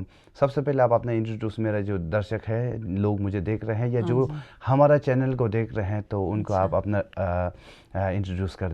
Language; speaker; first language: Hindi; non-native, local second language; Tibetan